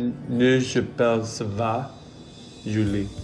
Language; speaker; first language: French; non-native, learner; English